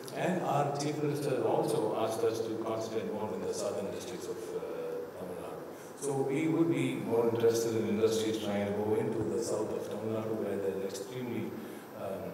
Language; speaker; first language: English; non-native, local second language; Tamil